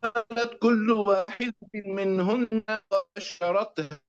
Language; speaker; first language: Arabic; native; Arabic